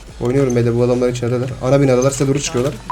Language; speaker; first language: Turkish; native; Turkish